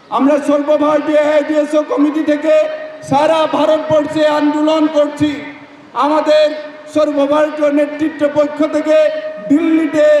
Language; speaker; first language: Bangla; non-native, learner; Assamese